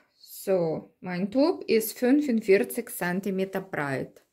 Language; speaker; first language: German; non-native, learner; Russian